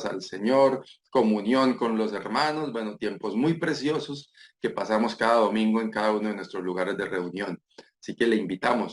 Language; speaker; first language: Spanish; native; Spanish